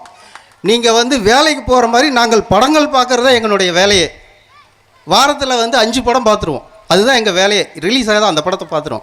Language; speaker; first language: Tamil; native; Tamil